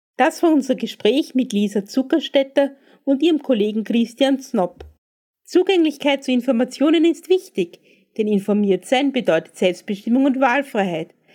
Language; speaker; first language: German; native; German